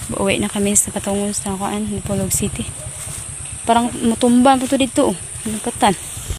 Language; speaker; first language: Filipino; non-native, local second language; Cebuano